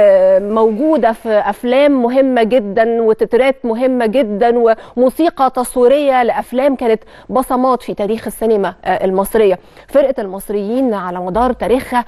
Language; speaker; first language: Arabic; native; Arabic